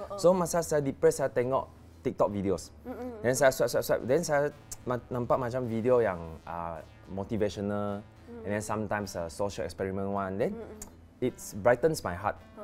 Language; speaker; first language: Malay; non-native, local second language; Chinese